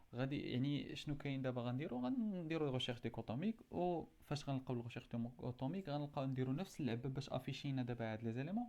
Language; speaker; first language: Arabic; native; Arabic